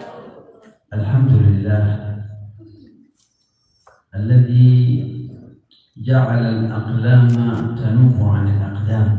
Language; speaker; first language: Arabic; non-native, fluent; Indonesian